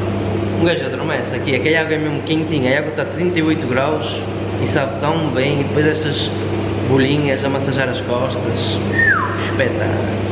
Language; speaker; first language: Portuguese; native; Portuguese